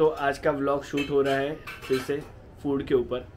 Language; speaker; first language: Hindi; non-native, local second language; Marathi